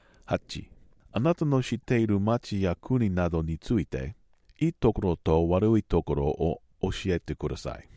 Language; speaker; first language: Japanese; non-native, learner; English